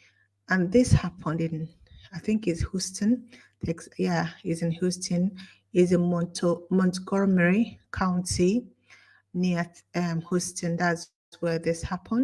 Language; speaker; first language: English; non-native, local second language; Igbo